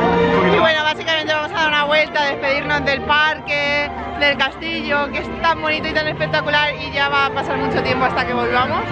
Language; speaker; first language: Spanish; native; Spanish